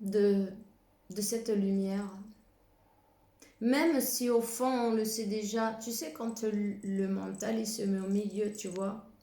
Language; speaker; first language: French; non-native, fluent; Spanish